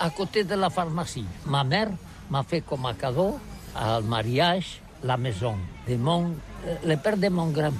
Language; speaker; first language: French; non-native, learner; Catalan